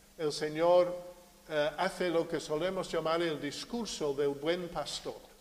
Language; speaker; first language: Spanish; non-native, fluent; English